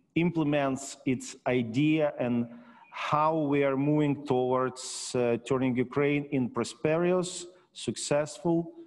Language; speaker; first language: English; non-native, learner; Ukrainian